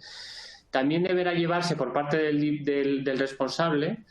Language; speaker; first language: Spanish; native; Spanish